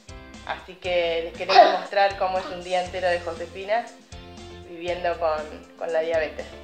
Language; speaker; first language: Spanish; native; Spanish